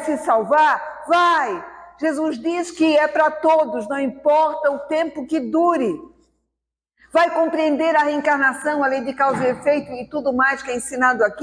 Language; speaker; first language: Portuguese; native; Portuguese